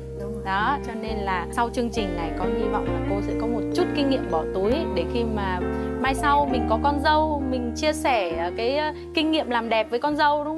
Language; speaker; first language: Vietnamese; native; Vietnamese